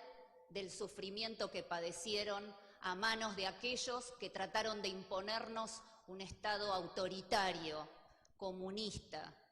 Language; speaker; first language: Spanish; native; Spanish